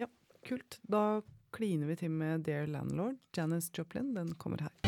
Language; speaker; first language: Norwegian; native; Norwegian